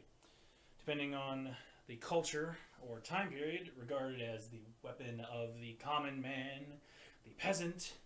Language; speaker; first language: English; native; English